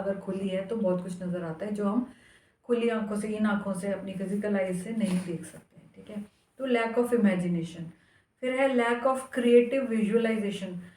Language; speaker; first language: Hindi; native; Hindi